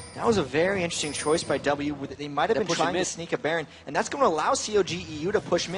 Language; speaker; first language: English; native; English